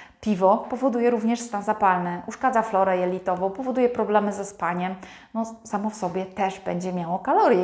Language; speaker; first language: Polish; native; Polish